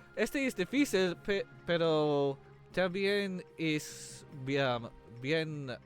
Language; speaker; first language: Spanish; non-native, learner; English